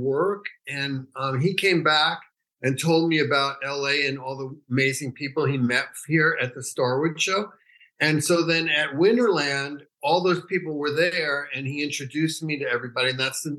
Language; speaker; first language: English; native; English